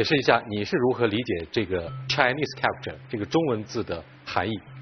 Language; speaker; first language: Chinese; native; Chinese